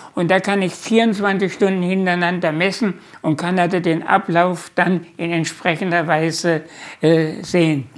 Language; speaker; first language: German; native; German